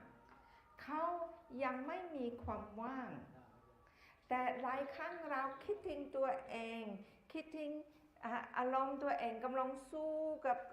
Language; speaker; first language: Thai; non-native, fluent; English